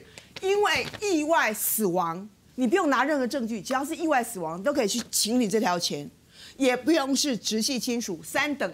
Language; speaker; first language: Chinese; native; Chinese